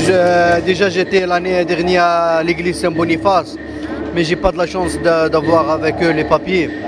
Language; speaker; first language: French; non-native, learner; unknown